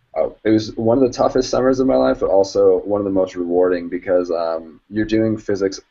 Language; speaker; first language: English; native; English